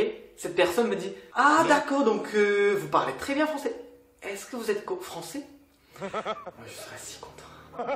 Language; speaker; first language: French; non-native, fluent; Korean